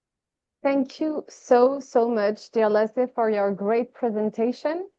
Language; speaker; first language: English; non-native, fluent; French